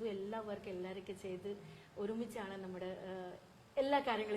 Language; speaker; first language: Malayalam; non-native, local second language; Bangla